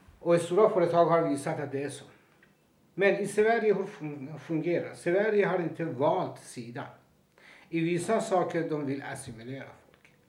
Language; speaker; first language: Swedish; non-native, fluent; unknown